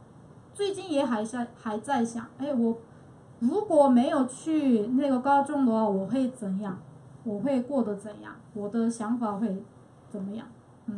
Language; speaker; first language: Chinese; non-native, fluent; Korean